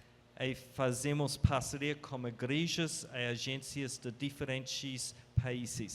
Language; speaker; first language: Portuguese; non-native, fluent; English